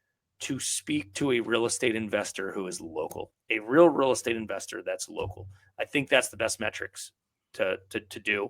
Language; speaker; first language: English; native; English